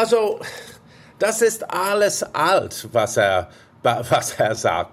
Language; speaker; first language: German; non-native, fluent; English